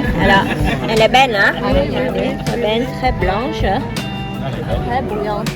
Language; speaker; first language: French; non-native, fluent; Vietnamese